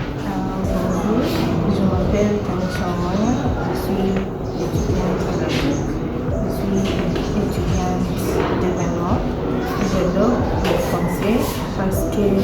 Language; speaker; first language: French; non-native, learner; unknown